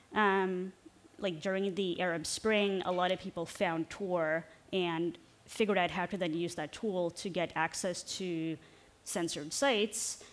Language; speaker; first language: English; non-native, fluent; Norwegian